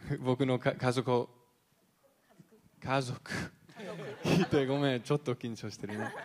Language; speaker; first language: Japanese; non-native, learner; English